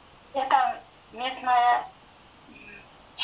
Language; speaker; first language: Russian; non-native, learner; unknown